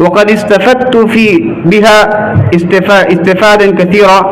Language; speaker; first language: Arabic; non-native, fluent; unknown